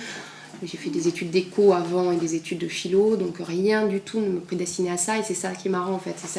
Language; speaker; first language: French; native; French